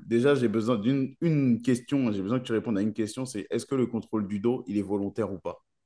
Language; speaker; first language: French; native; French